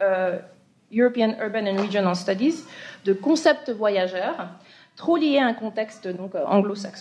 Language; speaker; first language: French; native; French